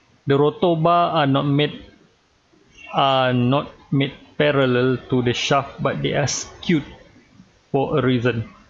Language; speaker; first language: English; non-native, local second language; Malay